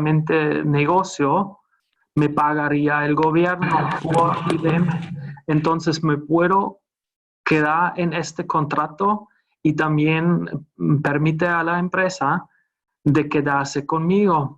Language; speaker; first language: Spanish; non-native, fluent; German